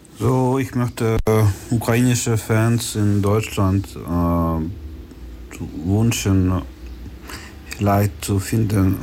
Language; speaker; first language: German; non-native, learner; Ukrainian